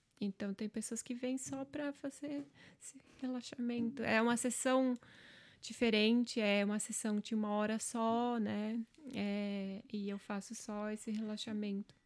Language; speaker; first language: Portuguese; non-native, local second language; German